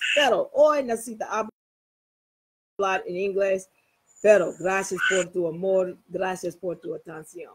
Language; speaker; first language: Spanish; non-native, learner; English